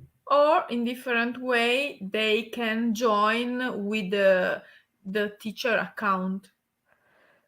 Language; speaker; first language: English; non-native, learner; Italian